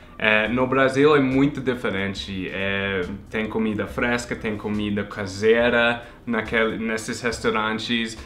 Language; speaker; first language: Portuguese; non-native, fluent; English